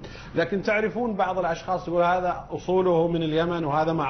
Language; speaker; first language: Arabic; native; Arabic